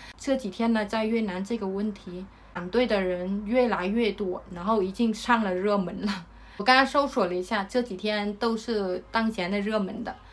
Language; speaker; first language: Chinese; non-native, fluent; Vietnamese